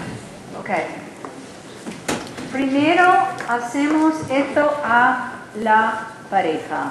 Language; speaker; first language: Spanish; non-native, learner; English